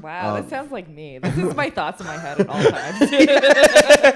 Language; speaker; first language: English; native; English